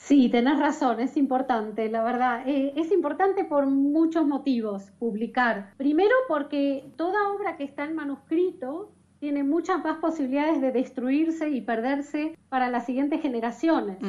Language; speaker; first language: Spanish; native; Spanish